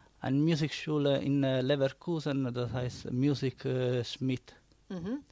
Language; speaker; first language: German; non-native, learner; Italian